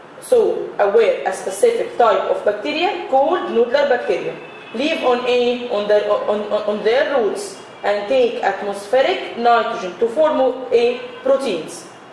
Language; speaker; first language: English; non-native, fluent; Arabic